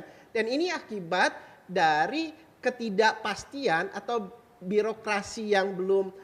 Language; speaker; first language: Indonesian; native; Indonesian